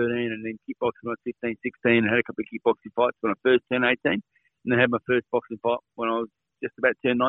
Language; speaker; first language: English; native; English